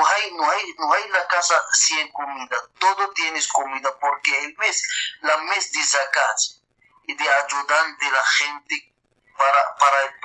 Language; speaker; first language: Spanish; non-native, learner; Arabic